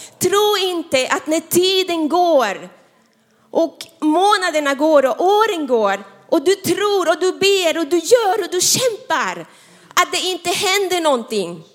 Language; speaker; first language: Swedish; non-native, fluent; Spanish